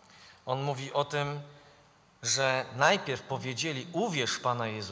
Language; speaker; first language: Polish; native; Polish